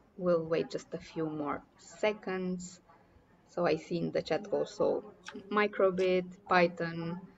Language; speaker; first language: English; non-native, fluent; Romanian